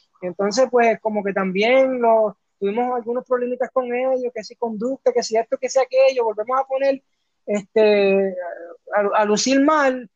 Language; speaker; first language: Spanish; early bilingual, heritage; Spanish